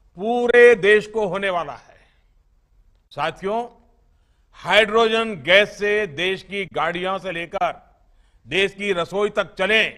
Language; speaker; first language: Hindi; non-native, local second language; Gujarati